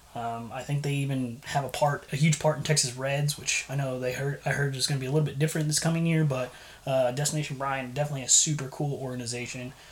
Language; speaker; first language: English; native; English